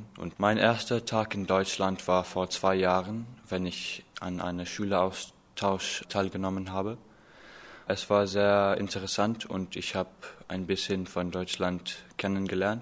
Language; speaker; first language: German; non-native, fluent; English